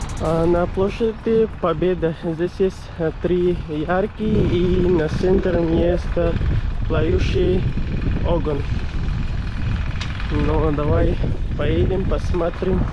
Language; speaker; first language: Russian; non-native, learner; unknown